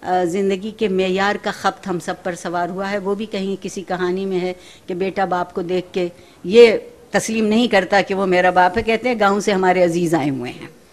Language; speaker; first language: Urdu; native; Urdu